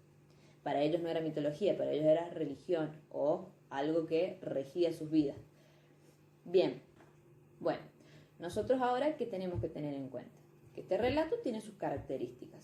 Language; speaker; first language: Spanish; native; Spanish